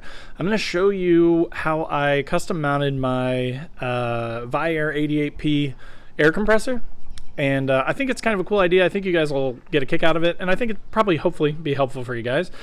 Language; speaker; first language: English; native; English